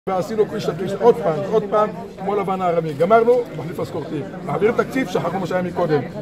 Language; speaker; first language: Hebrew; native; Hebrew